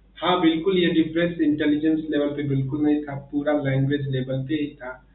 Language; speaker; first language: Hindi; native; Hindi